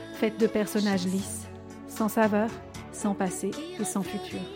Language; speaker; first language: French; native; French